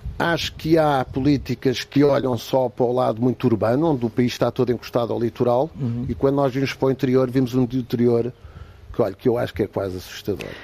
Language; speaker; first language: Portuguese; native; Portuguese